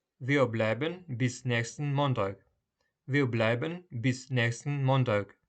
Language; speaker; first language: German; non-native, fluent; Ukrainian